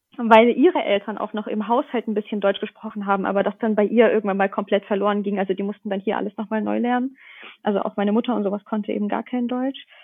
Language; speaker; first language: German; early bilingual, other home language; Russian